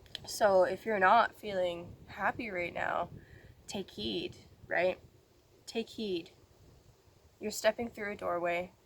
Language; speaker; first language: English; native; English